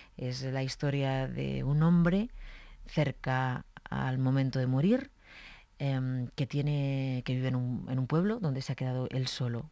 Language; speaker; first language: Spanish; native; Spanish